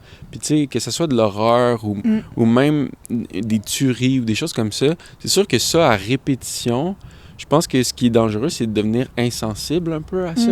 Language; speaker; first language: French; native; French